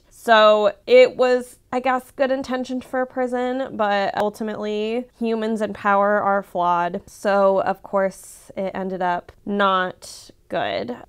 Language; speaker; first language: English; native; English